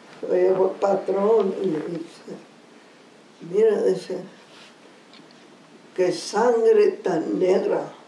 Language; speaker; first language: Spanish; early bilingual, heritage; Spanish